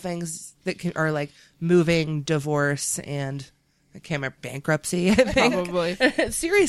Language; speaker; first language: English; native; English